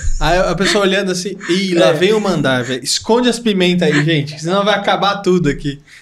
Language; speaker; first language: Portuguese; native; Portuguese